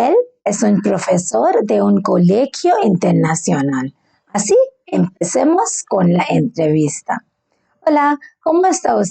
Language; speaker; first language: Spanish; non-native, learner; Bangla